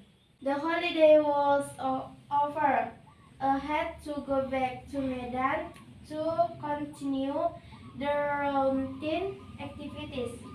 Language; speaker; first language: English; non-native, learner; Indonesian